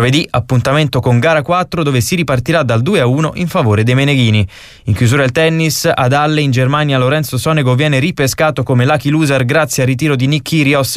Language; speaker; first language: Italian; native; Italian